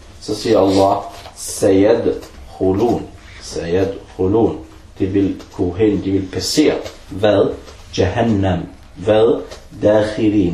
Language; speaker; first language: Danish; early bilingual, other home language; Arabic